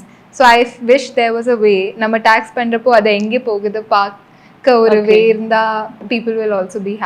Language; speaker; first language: Tamil; non-native, fluent; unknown